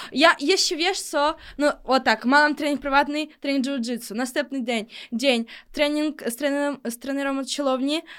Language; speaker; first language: Polish; early bilingual, other home language; Russian